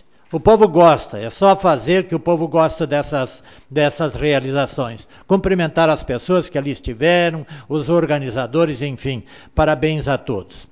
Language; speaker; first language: Portuguese; native; Portuguese